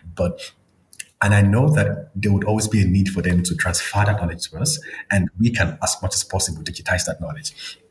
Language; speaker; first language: English; non-native, local second language; Yoruba